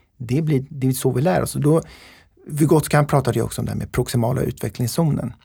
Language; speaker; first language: Swedish; native; Swedish